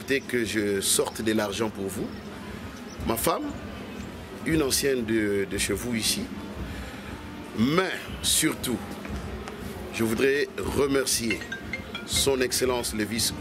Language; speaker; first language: French; non-native, local second language; Kongo